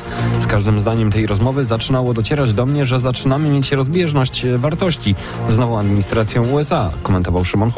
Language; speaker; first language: Polish; native; Polish